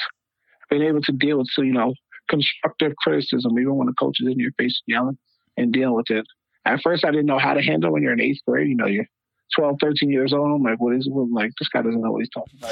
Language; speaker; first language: English; native; English